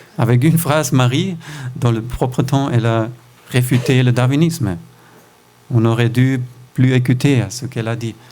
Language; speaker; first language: French; non-native, fluent; German